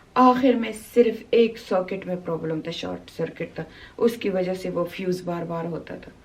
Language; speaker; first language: Urdu; non-native, local second language; Pashto